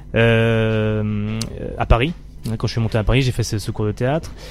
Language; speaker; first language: French; native; French